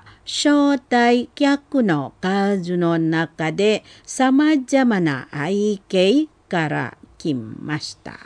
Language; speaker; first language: Japanese; non-native, fluent; Indonesian